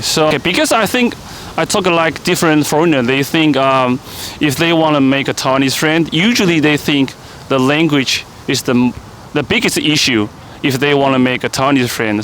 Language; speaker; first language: English; non-native, fluent; Chinese